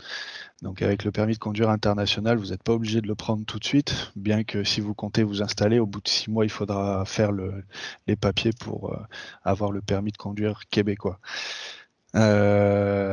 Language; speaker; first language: French; native; French